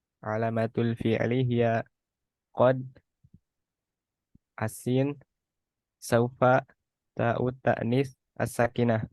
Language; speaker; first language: Arabic; non-native, learner; Indonesian